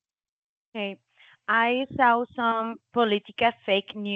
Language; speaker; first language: English; non-native, learner; Spanish